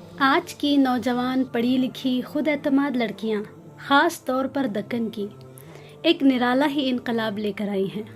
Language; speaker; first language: Urdu; native; Urdu